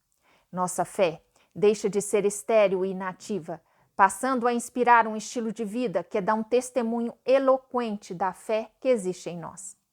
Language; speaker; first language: Portuguese; native; Portuguese